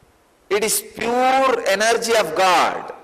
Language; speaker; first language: English; non-native, local second language; Tamil